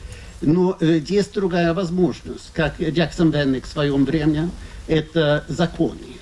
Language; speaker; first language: Russian; non-native, fluent; Swedish